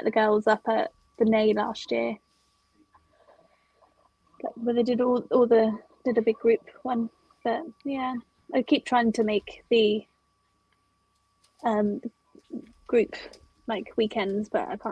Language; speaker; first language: English; native; English